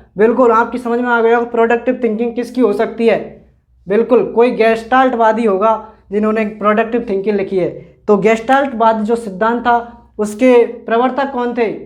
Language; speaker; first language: Hindi; native; Hindi